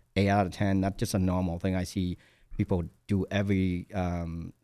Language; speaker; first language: English; non-native, fluent; Vietnamese